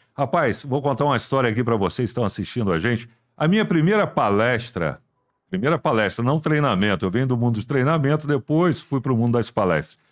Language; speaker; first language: Portuguese; native; Portuguese